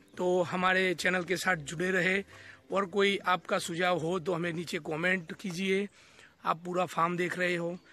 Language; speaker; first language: Hindi; non-native, local second language; Gujarati